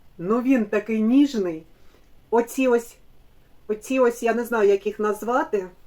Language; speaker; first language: Ukrainian; non-native, local second language; Russian